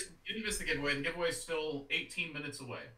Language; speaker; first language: English; native; English